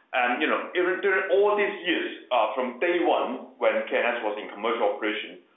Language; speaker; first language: English; non-native, local second language; Chinese